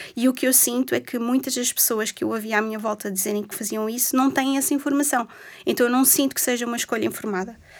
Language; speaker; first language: Portuguese; native; Portuguese